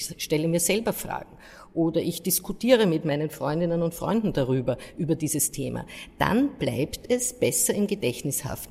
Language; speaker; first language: German; native; German